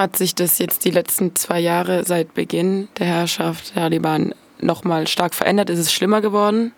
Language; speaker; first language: German; native; German